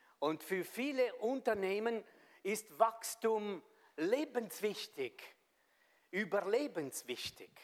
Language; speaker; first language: German; non-native, local second language; Italian